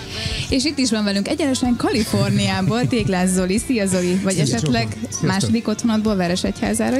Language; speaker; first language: Hungarian; native; Hungarian